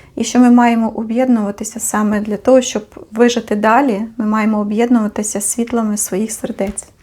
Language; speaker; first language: Ukrainian; native; Ukrainian